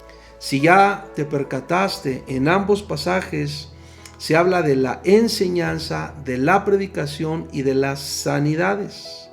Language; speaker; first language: Spanish; native; Spanish